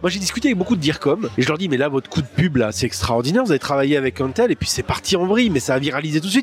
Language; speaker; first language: French; native; French